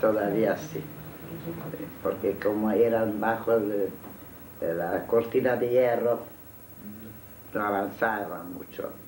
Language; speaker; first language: Spanish; non-native, fluent; Hungarian